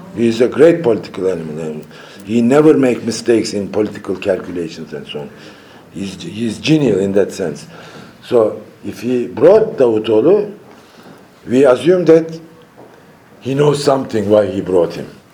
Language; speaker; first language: English; non-native, fluent; Turkish